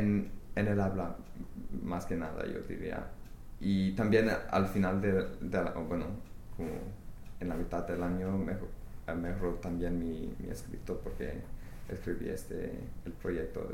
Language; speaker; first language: Spanish; non-native, fluent; English